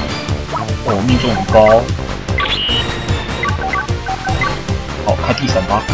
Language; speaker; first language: Chinese; native; Chinese